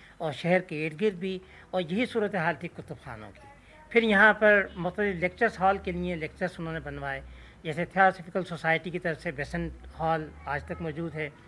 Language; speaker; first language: Urdu; non-native, local second language; Sindhi